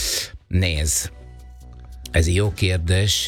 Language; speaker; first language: Hungarian; non-native, fluent; Italian